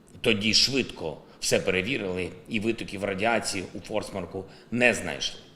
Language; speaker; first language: Ukrainian; non-native, local second language; Russian